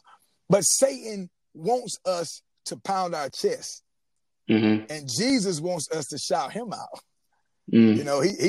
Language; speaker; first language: English; native; English